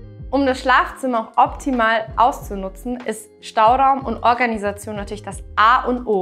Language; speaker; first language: German; native; German